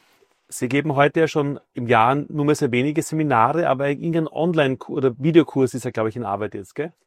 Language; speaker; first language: German; native; German